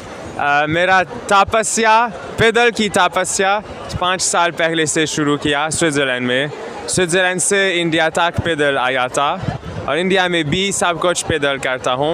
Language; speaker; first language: Hindi; non-native, learner; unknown